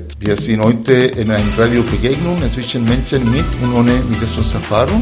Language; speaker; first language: German; non-native, fluent; Spanish